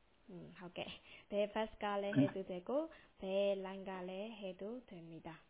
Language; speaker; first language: Korean; non-native, local second language; Burmese